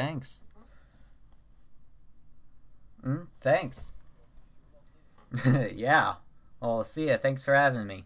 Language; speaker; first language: English; native; English